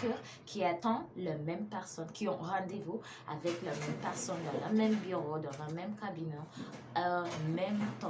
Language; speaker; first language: French; non-native, fluent; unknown